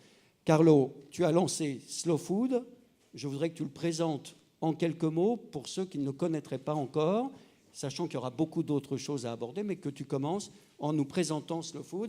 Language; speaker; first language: French; native; French